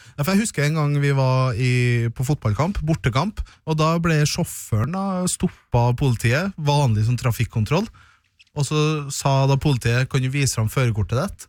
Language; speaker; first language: Norwegian; native; Norwegian